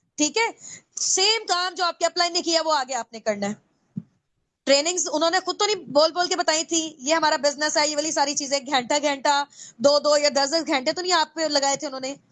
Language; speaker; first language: Urdu; non-native, local second language; Punjabi